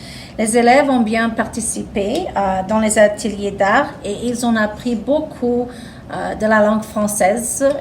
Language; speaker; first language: French; non-native, fluent; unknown